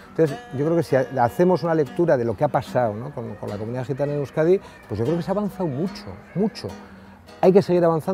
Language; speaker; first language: Spanish; native; Spanish